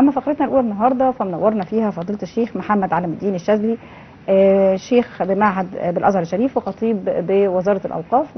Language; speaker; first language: Arabic; native; Arabic